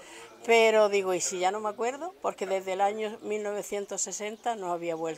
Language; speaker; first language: Spanish; native; Spanish